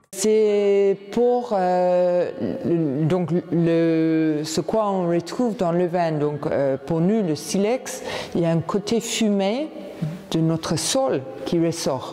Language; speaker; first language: French; non-native, fluent; English